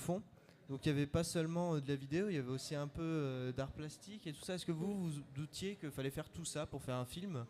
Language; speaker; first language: French; native; French